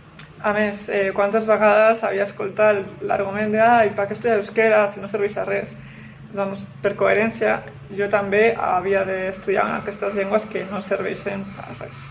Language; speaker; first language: Catalan; non-native, local second language; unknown